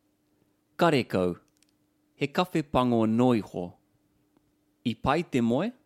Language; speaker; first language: Māori; non-native, local second language; English